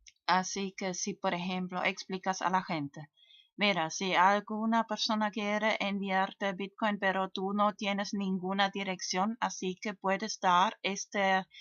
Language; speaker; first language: Spanish; non-native, learner; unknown